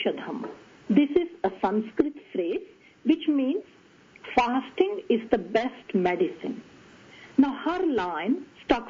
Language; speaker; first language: English; non-native, local second language; Tamil